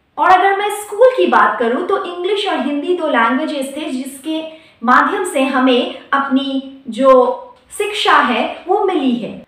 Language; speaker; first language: Hindi; non-native, local second language; Assamese